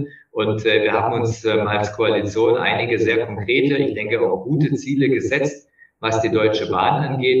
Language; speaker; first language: German; native; German